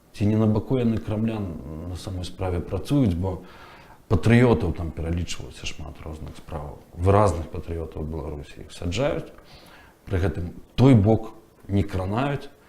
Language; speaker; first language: Belarusian; native; Belarusian